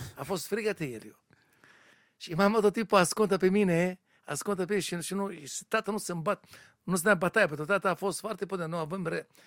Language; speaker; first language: Romanian; non-native, learner; Hebrew